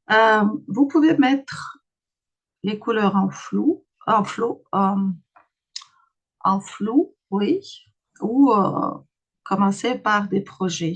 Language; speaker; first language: French; non-native, fluent; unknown